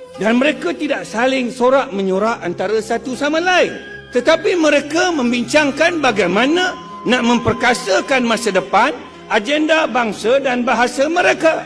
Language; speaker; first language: Malay; non-native, local second language; Chinese